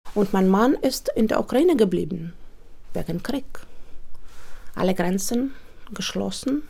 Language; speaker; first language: German; non-native, learner; Russian